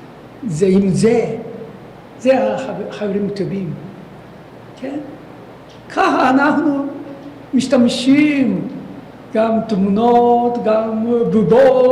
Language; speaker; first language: Hebrew; non-native, learner; Japanese